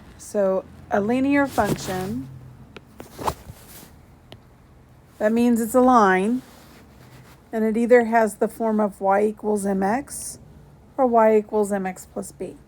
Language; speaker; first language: English; native; English